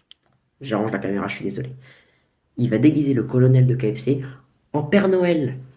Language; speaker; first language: French; native; French